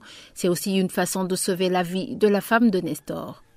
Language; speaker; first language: French; non-native, local second language; Rundi